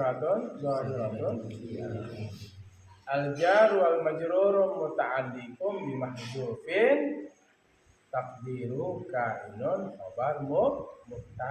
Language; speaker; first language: Arabic; non-native, fluent; Sasak